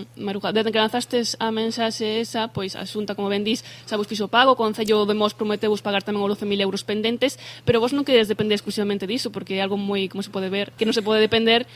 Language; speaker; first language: Galician; native; Galician